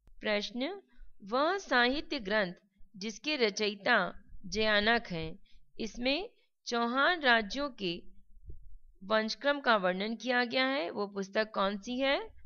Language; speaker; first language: Hindi; native; Hindi